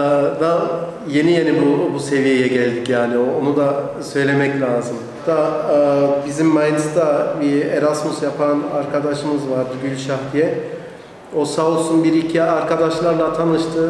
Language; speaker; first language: Turkish; early bilingual, heritage; Turkish